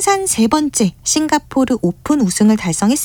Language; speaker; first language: Korean; native; Korean